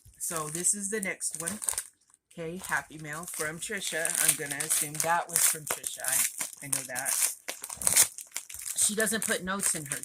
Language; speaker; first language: English; native; English